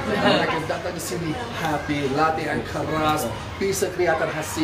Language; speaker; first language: Indonesian; non-native, fluent; English